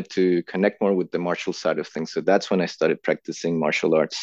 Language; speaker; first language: English; non-native, fluent; Spanish